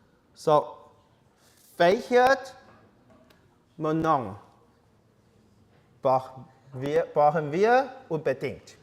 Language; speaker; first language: German; non-native, learner; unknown